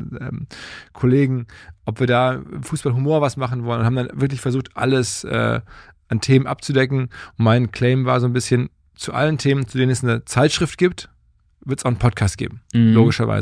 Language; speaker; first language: German; native; German